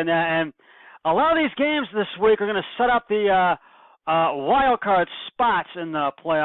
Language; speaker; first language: English; native; English